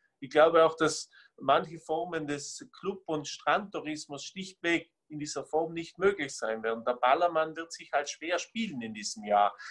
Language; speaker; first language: German; native; German